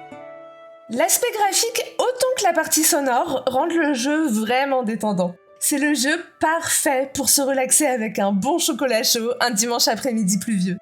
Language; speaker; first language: French; native; French